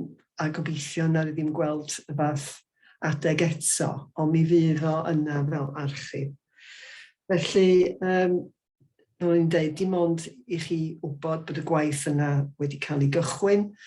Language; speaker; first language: Welsh; native; Welsh